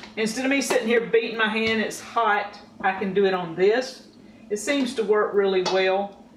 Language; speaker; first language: English; native; English